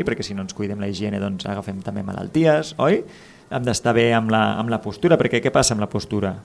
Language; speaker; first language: Catalan; native; Catalan